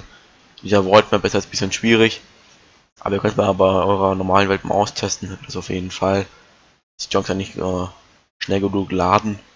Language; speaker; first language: German; native; German